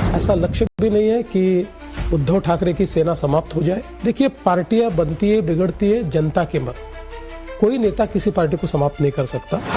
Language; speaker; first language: Hindi; non-native, local second language; Marathi